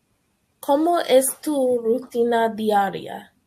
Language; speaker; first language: Spanish; non-native, learner; English